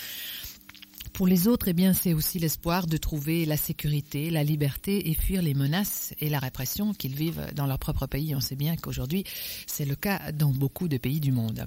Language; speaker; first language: French; native; French